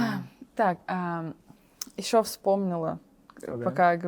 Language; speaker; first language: Russian; native; Russian